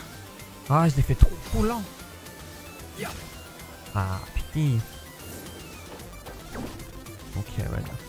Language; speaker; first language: French; native; French